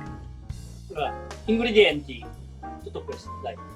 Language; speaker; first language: Italian; non-native, learner; Japanese